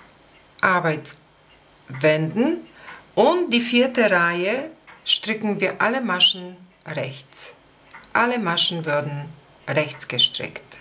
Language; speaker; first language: German; non-native, fluent; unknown